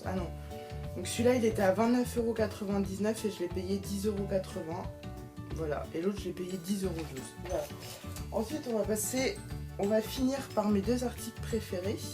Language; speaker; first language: French; native; French